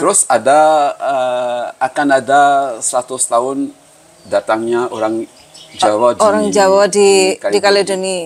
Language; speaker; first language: Indonesian; early bilingual, heritage; Javanese